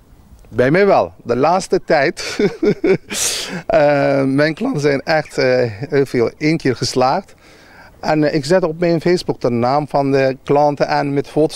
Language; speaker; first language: Dutch; non-native, learner; Turkish